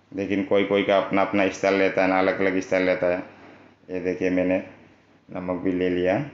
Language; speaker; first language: Hindi; non-native, local second language; Manipuri